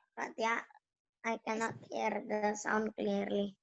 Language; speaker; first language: English; non-native, learner; Indonesian